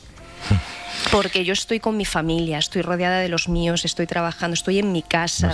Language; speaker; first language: Spanish; native; Spanish